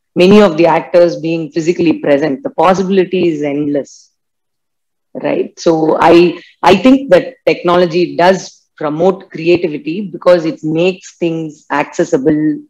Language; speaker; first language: English; non-native, local second language; Tamil